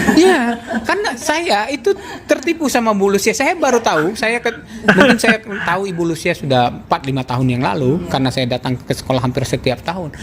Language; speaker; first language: Indonesian; native; Indonesian